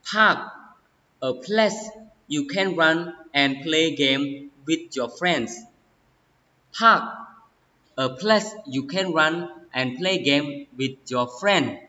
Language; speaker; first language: English; non-native, learner; Khmer